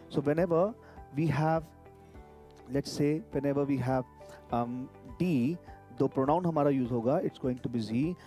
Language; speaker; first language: English; non-native, local second language; Hindi